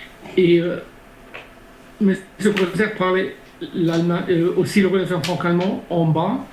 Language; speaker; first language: French; non-native, fluent; German